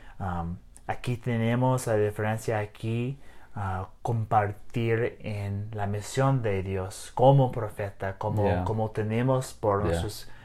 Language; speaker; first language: Spanish; non-native, learner; English